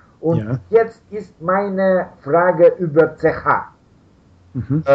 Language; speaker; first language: German; non-native, learner; Russian